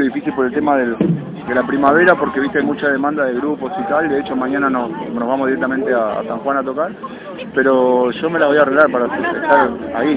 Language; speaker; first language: Spanish; native; Spanish